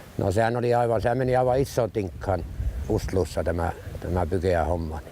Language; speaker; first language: Finnish; early bilingual, heritage; Finnish